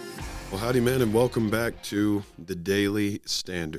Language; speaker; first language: English; native; English